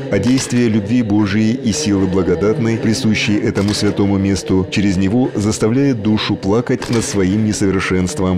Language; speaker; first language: Russian; native; Russian